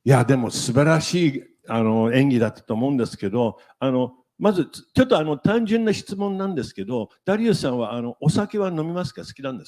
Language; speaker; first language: Japanese; native; Japanese